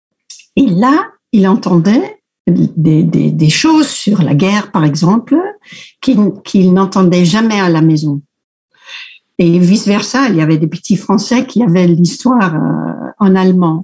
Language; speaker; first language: French; non-native, fluent; Dutch